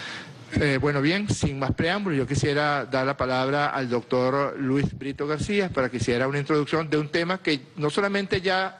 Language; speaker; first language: Spanish; native; Spanish